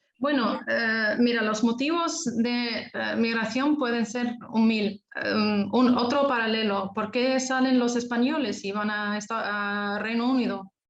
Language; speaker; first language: Spanish; non-native, fluent; Arabic